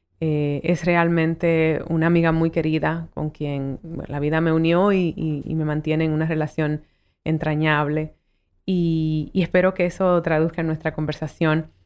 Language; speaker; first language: Spanish; early bilingual, heritage; Spanish